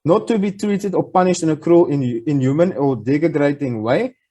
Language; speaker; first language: English; non-native, local second language; Afrikaans